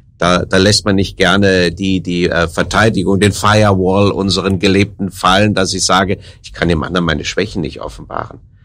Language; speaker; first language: German; native; German